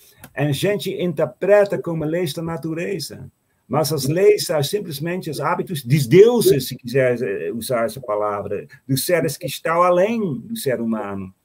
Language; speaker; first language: Portuguese; non-native, fluent; Dutch